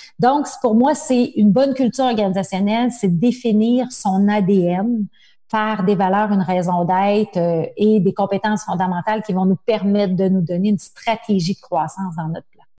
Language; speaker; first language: French; native; French